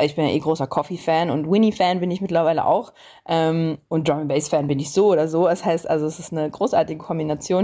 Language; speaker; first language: German; native; German